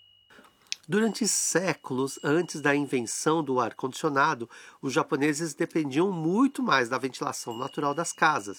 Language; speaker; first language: Portuguese; native; Portuguese